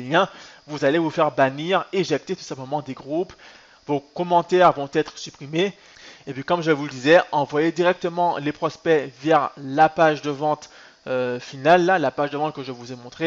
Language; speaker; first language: French; native; French